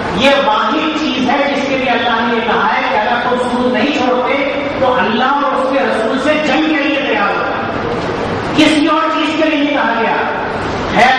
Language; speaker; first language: Urdu; native; Urdu